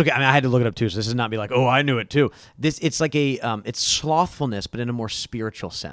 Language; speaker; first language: English; native; English